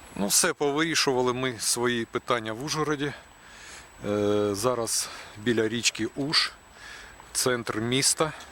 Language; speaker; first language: Ukrainian; non-native, local second language; Russian